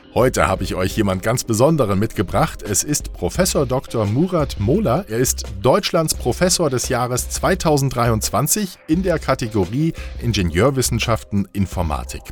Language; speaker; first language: German; native; German